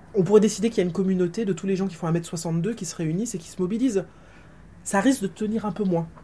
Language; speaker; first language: French; native; French